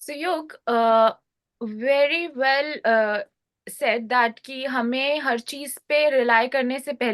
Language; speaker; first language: Hindi; native; Hindi